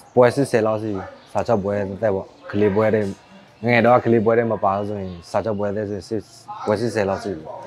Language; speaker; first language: Burmese; non-native, local second language; S'gaw Karen